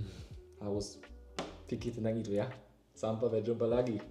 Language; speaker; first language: Indonesian; non-native, learner; German